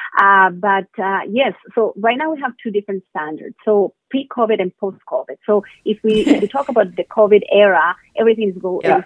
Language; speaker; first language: English; non-native, fluent; Spanish